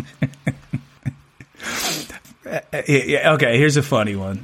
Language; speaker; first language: English; native; English